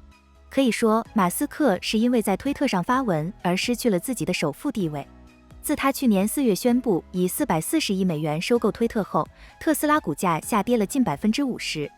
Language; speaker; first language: Chinese; native; Chinese